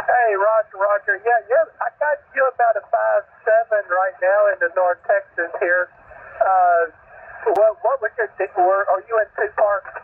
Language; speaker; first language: English; native; English